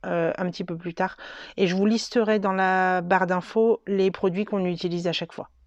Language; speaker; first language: French; native; French